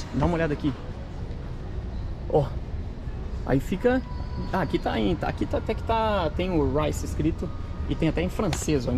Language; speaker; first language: Portuguese; native; Portuguese